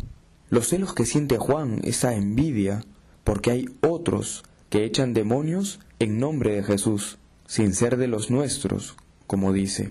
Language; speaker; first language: Spanish; native; Spanish